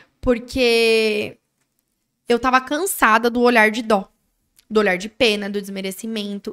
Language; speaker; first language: Portuguese; native; Portuguese